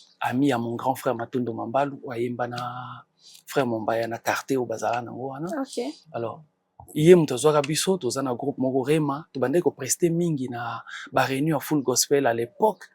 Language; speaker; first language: Lingala; non-native, local second language; Kongo